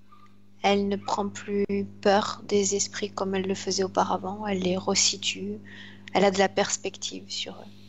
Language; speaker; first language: French; native; French